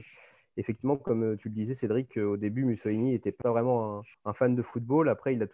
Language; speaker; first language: French; native; French